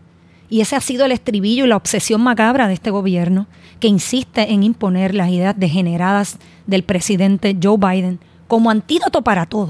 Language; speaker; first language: Spanish; native; Spanish